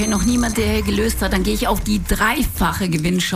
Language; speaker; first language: German; native; German